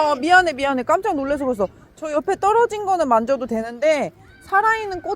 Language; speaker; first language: Korean; native; Korean